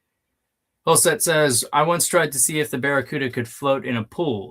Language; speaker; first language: English; native; English